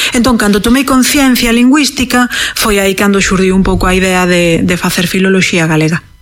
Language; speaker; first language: Galician; non-native, local second language; Spanish